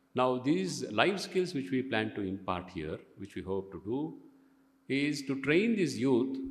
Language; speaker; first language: English; non-native, local second language; Kannada